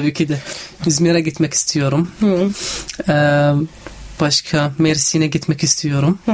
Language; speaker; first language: Turkish; non-native, fluent; Arabic